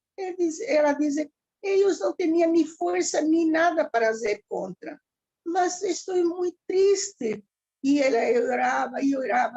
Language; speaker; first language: Spanish; early bilingual, heritage; Ladino